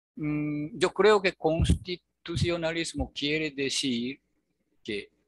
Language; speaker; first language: Spanish; non-native, fluent; Japanese